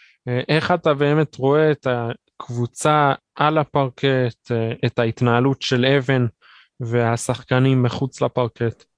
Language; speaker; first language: Hebrew; native; Hebrew